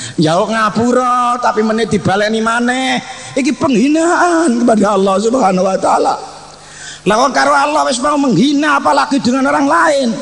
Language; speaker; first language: Indonesian; non-native, local second language; Javanese